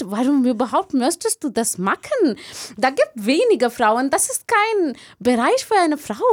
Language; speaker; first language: German; non-native, learner; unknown